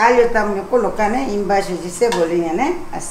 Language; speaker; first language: Portuguese; non-native, local second language; Korean